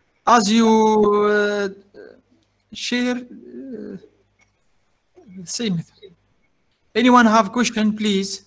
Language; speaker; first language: English; non-native, learner; Arabic